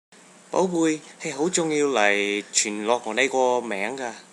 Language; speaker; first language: Cantonese; non-native, learner; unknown